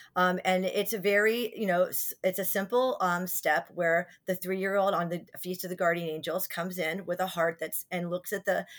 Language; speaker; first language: English; native; English